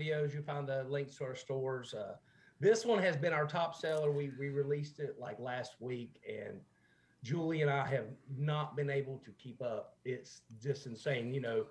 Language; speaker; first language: English; native; English